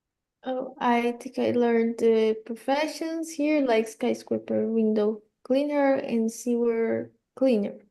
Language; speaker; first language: English; non-native, fluent; Portuguese